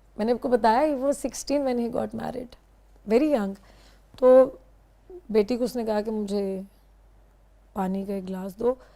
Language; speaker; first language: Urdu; non-native, local second language; Punjabi